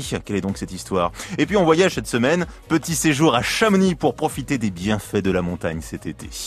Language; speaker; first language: French; native; French